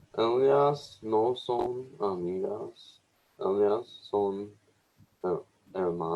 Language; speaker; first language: Spanish; non-native, learner; English